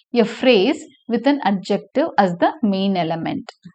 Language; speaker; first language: English; non-native, local second language; Tamil